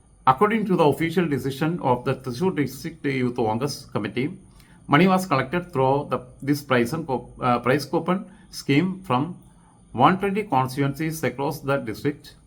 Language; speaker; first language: English; non-native, local second language; Malayalam